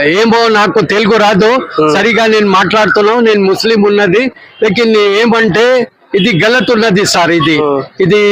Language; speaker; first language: Telugu; non-native, local second language; Urdu